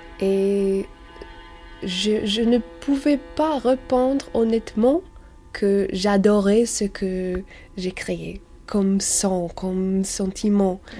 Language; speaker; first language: French; non-native, learner; English